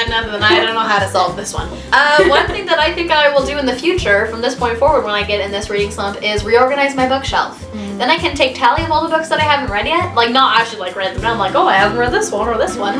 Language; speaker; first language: English; native; English